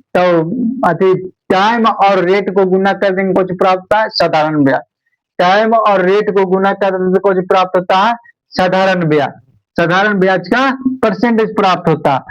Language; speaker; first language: Hindi; native; Hindi